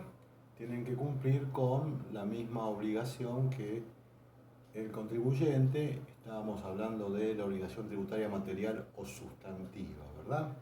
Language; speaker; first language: Spanish; native; Spanish